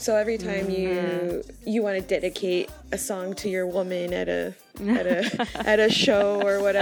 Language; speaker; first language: English; native; English